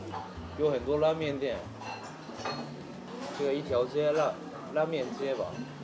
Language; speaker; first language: Chinese; non-native, fluent; Japanese